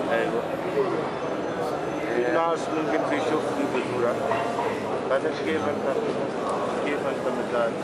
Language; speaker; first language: Arabic; non-native, learner; Urdu